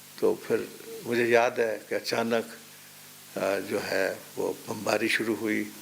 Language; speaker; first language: Urdu; non-native, local second language; Pahari-Potwari